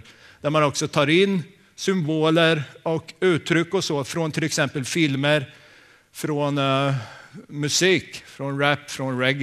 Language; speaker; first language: Swedish; native; Swedish